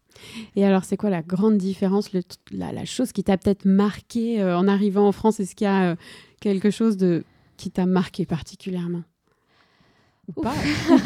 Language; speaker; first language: French; native; French